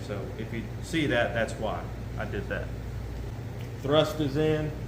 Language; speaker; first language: English; native; English